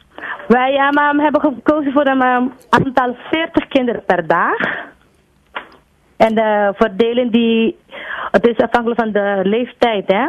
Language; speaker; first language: Dutch; non-native, local second language; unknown